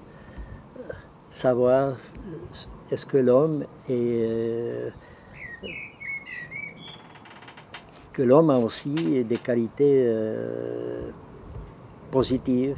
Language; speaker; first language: French; non-native, fluent; Czech